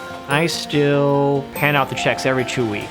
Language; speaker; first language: English; native; English